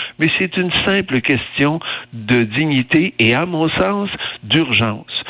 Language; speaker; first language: French; native; French